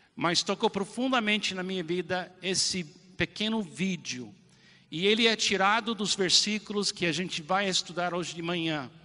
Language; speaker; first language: Portuguese; non-native, fluent; English